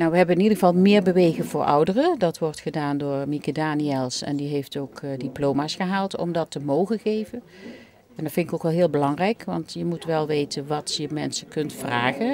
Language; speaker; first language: Dutch; native; Dutch